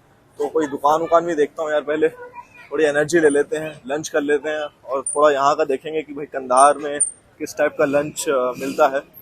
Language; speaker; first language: Hindi; native; Hindi